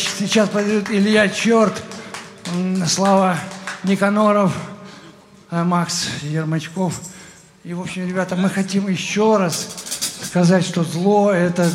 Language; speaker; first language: Russian; native; Russian